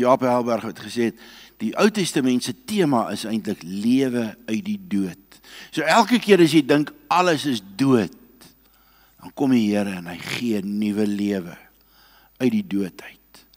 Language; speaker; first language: Afrikaans; native; Afrikaans